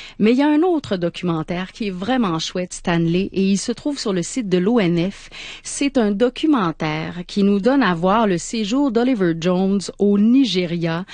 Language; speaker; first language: French; native; French